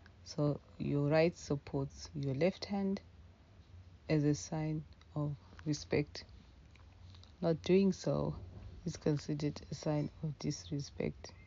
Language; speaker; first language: English; non-native, local second language; Shona